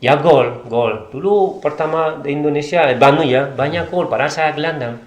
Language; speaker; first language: Indonesian; non-native, learner; Spanish